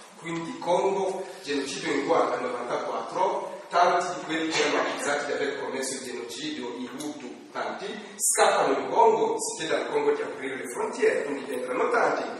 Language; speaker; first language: Italian; non-native, fluent; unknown